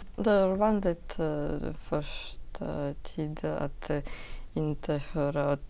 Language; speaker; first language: Swedish; non-native, fluent; Russian